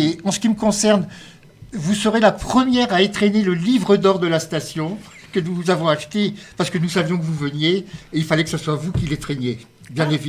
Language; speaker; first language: French; native; French